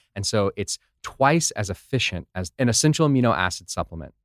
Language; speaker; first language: English; native; English